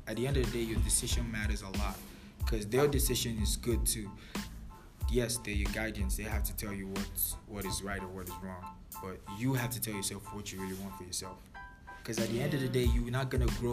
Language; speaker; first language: English; non-native, local second language; Igbo